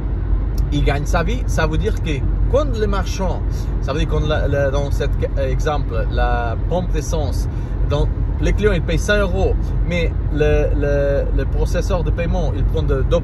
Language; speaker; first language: French; non-native, learner; Portuguese